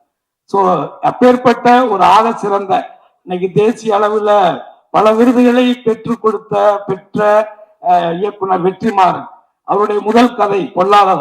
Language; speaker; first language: Tamil; native; Tamil